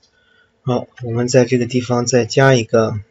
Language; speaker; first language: Chinese; native; Chinese